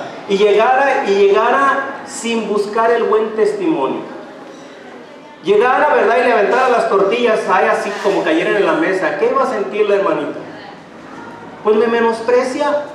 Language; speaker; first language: Spanish; native; Spanish